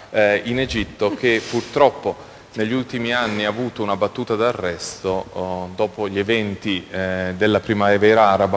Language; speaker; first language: Italian; native; Italian